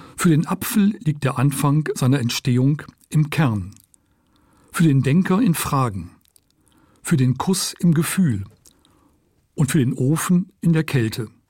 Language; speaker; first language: German; non-native, local second language; Luxembourgish